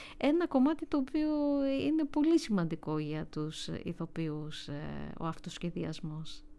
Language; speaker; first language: Greek; native; Greek